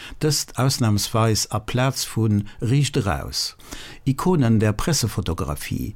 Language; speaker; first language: Luxembourgish; native; Luxembourgish